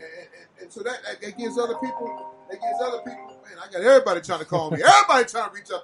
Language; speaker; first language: English; native; English